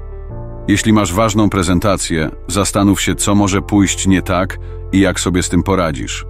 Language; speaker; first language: Polish; native; Polish